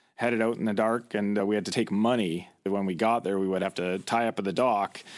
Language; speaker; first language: English; native; English